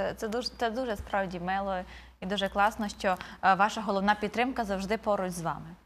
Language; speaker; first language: Ukrainian; native; Ukrainian